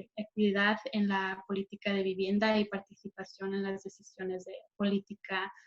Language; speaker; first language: Spanish; early bilingual, heritage; Spanish